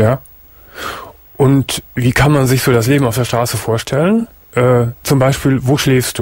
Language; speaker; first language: German; native; German